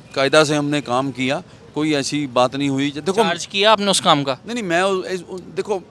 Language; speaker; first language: Hindi; native; Hindi